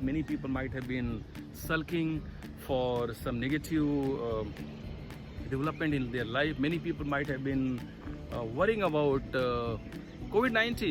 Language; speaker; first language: English; non-native, local second language; Hindi